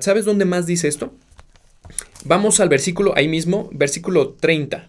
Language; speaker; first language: Spanish; native; Spanish